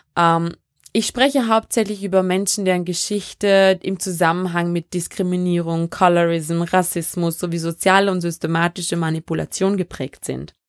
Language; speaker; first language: German; early bilingual, other home language; French